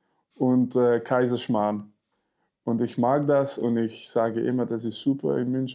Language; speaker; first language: German; non-native, fluent; French